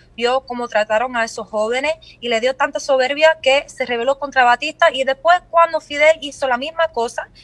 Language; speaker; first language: Spanish; early bilingual, heritage; Spanish